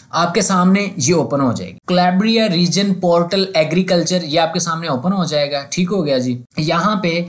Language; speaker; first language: Urdu; non-native, local second language; Punjabi